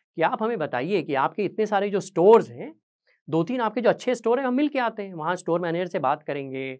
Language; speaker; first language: Hindi; native; Hindi